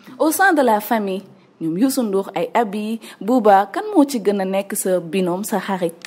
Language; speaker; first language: Wolof; native; Wolof